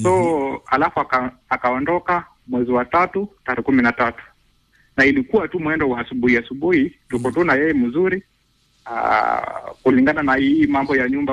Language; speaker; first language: Swahili; non-native, local second language; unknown